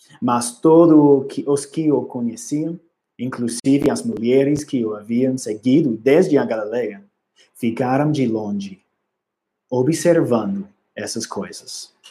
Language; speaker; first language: Portuguese; non-native, learner; English